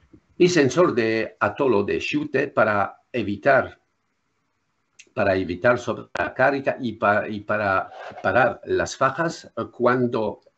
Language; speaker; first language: Spanish; non-native, learner; French